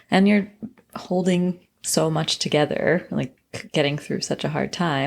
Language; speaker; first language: English; native; English